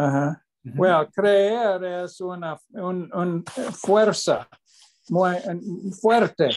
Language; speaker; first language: Spanish; non-native, learner; English